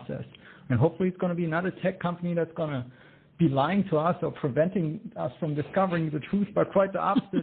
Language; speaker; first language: English; non-native, fluent; German